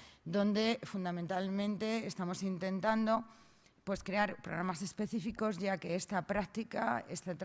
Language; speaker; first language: Spanish; native; Spanish